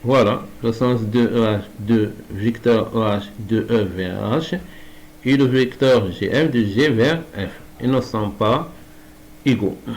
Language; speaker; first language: French; non-native, local second language; Arabic